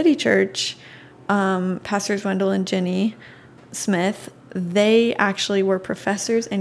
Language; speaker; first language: English; native; English